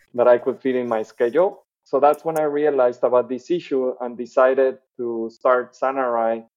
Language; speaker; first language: English; non-native, fluent; Spanish